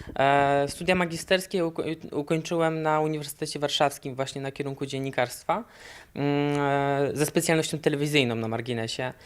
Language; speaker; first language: Polish; native; Polish